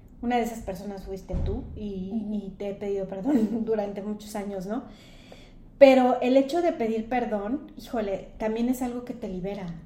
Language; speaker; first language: Spanish; native; Spanish